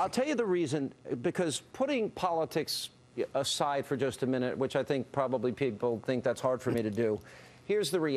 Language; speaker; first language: English; native; English